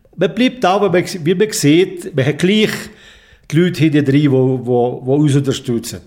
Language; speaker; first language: German; native; German